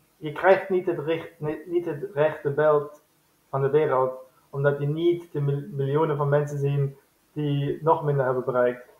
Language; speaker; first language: Dutch; non-native, fluent; German